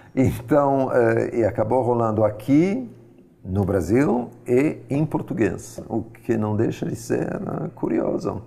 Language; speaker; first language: Portuguese; non-native, fluent; Italian